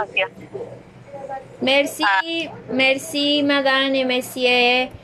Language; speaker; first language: French; non-native, learner; Spanish